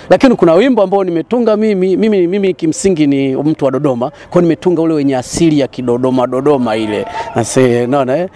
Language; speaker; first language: Swahili; native; Swahili